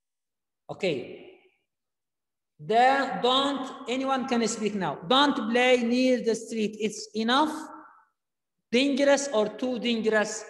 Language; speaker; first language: English; non-native, fluent; Arabic